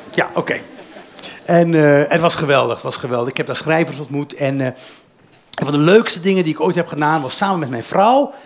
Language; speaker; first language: Dutch; early bilingual, other home language; Berber languages